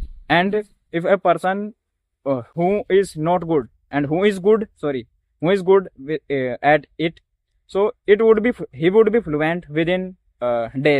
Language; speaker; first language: English; non-native, learner; Hindi